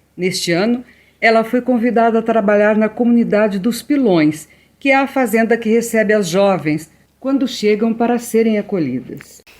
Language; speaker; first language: Portuguese; native; Portuguese